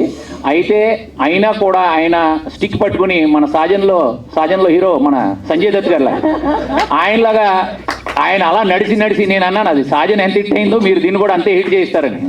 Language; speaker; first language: Telugu; native; Telugu